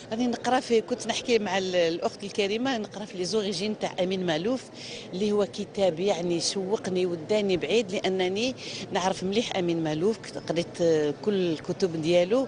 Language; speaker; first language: Arabic; native; Arabic